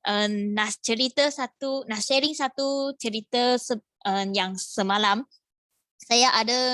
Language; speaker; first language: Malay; non-native, local second language; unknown